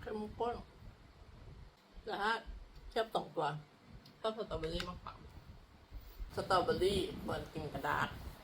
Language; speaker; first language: Thai; native; Thai